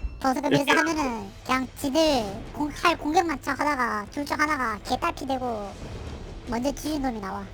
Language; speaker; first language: Korean; native; Korean